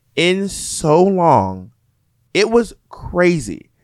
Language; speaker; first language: English; native; English